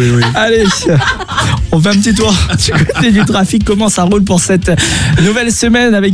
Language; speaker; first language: French; native; French